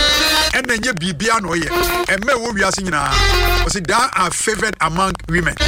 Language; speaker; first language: English; non-native, local second language; Akan